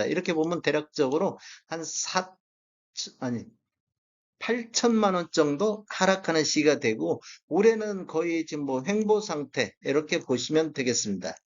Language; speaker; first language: Korean; native; Korean